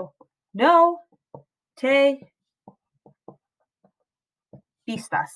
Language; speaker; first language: Spanish; non-native, fluent; English